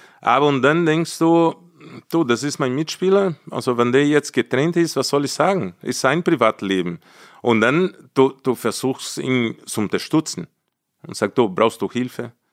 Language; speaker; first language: German; non-native, fluent; Portuguese